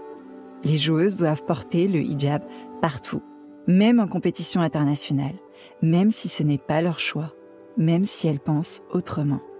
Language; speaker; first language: French; native; French